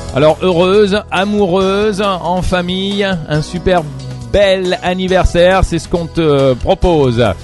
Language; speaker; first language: French; native; French